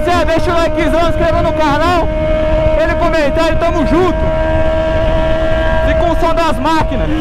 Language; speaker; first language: Portuguese; native; Portuguese